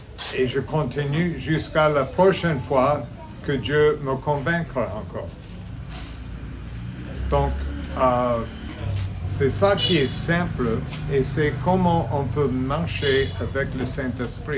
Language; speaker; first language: French; non-native, fluent; English